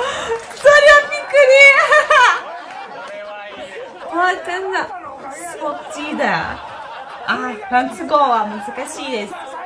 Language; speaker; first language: Japanese; non-native, fluent; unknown